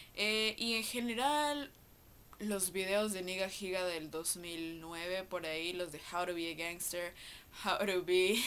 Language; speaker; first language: Spanish; native; Spanish